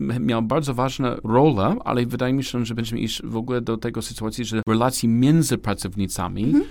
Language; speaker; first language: Polish; non-native, learner; English